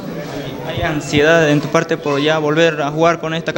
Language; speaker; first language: Spanish; non-native, local second language; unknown